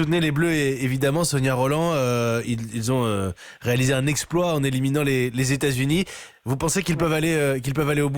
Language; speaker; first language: French; native; French